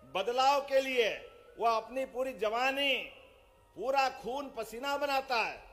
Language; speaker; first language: Hindi; native; Hindi